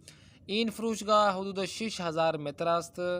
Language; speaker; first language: Persian; non-native, fluent; Urdu